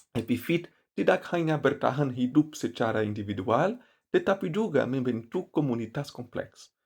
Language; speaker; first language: Indonesian; non-native, learner; Portuguese